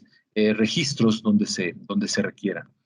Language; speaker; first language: Spanish; native; Spanish